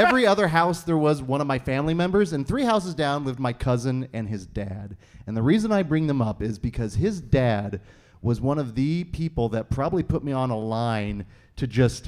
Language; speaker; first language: English; native; English